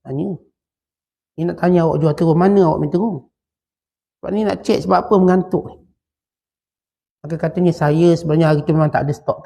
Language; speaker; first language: Malay; native; Malay